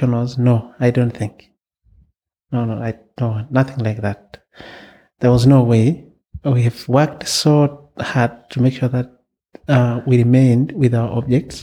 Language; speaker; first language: English; non-native, local second language; Masai